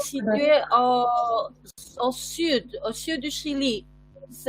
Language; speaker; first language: French; non-native, fluent; Spanish